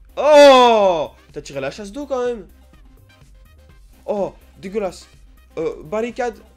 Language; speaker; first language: French; native; French